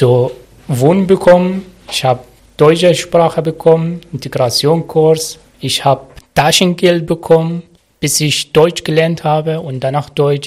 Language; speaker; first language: German; non-native, learner; Arabic